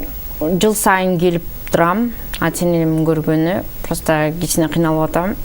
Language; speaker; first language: Kyrgyz; early bilingual, heritage; Kyrgyz